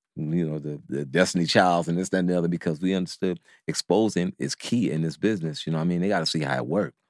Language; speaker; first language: English; native; English